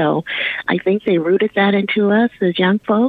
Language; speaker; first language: English; native; English